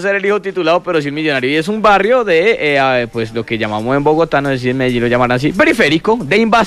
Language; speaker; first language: Spanish; native; Spanish